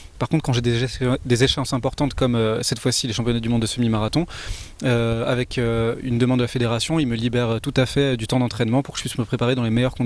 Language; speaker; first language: French; native; French